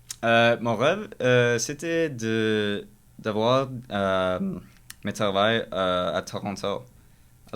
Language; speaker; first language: French; non-native, learner; English